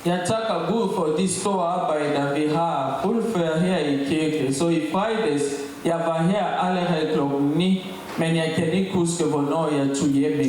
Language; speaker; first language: Swedish; non-native, learner; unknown